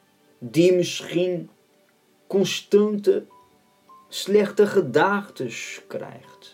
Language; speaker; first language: Dutch; non-native, fluent; Portuguese